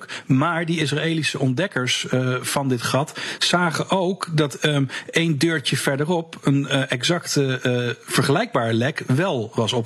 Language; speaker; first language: Dutch; native; Dutch